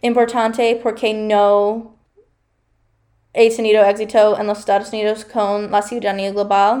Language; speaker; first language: Spanish; non-native, learner; English